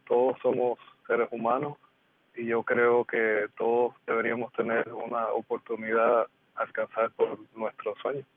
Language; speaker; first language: Spanish; early bilingual, heritage; Spanish